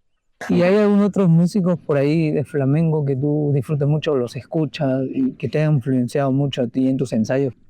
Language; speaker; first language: Spanish; native; Spanish